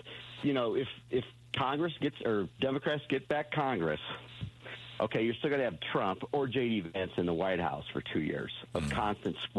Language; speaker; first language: English; native; English